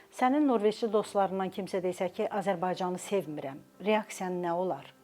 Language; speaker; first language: Azerbaijani; native; Azerbaijani